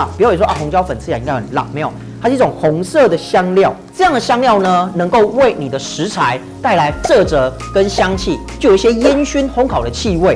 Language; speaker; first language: Chinese; native; Chinese